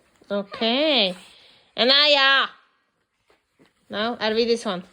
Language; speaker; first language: English; non-native, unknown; Polish